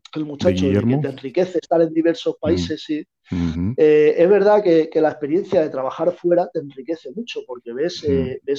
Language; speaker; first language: Spanish; native; Spanish